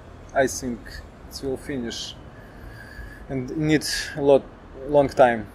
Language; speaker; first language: English; non-native, learner; Ukrainian